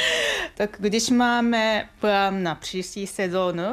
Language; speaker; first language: Czech; non-native, fluent; Japanese